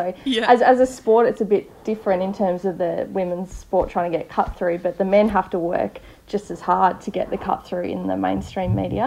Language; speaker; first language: English; native; English